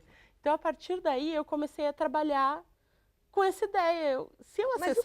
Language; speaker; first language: Portuguese; native; Portuguese